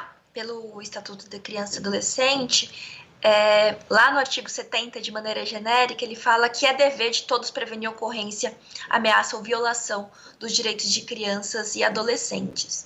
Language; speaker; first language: Portuguese; native; Portuguese